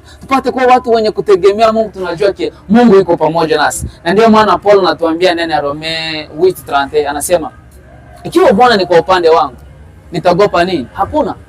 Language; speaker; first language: Swahili; native; Swahili